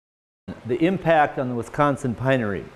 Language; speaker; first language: English; native; English